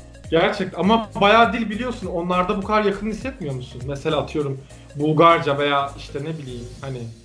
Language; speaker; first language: Turkish; native; Turkish